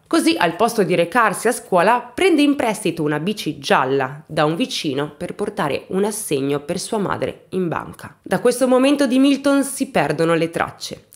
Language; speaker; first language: Italian; native; Italian